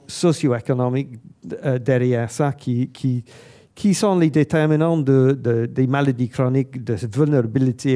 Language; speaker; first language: French; non-native, fluent; English